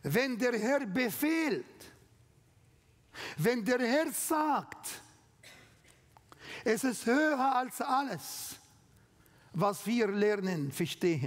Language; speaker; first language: German; non-native, learner; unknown